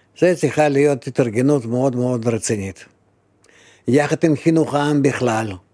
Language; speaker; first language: Hebrew; non-native, fluent; Russian